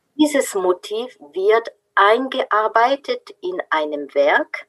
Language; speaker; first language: German; non-native, fluent; French